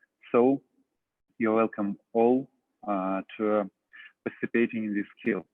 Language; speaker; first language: English; non-native, fluent; Russian